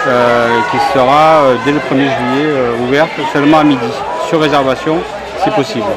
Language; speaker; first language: French; native; French